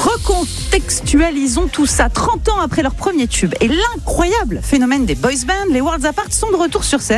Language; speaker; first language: French; native; French